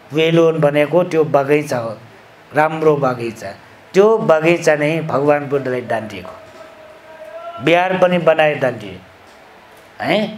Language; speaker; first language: Nepali; non-native, local second language; Newari